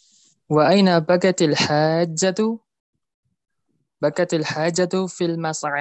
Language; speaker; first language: Arabic; non-native, learner; Indonesian